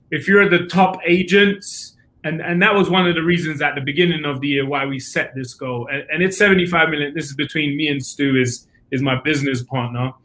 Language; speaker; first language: English; native; English